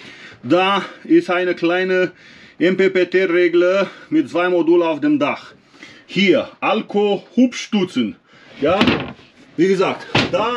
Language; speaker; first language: German; non-native, learner; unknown